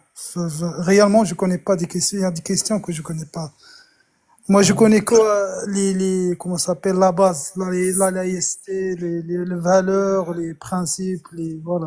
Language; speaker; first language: French; non-native, fluent; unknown